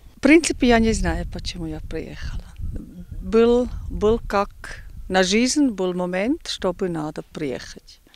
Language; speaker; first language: Russian; non-native, learner; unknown